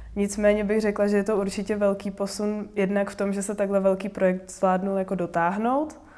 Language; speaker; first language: Czech; native; Czech